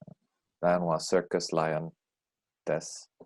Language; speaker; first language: Japanese; non-native, learner; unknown